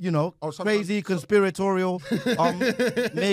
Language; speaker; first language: English; non-native, local second language; Yoruba